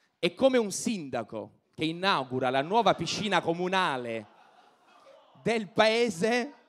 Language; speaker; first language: Italian; native; Italian